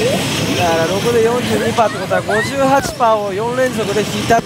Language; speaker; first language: Japanese; native; Japanese